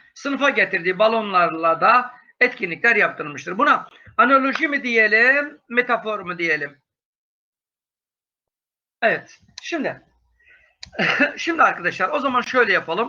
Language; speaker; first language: Turkish; native; Turkish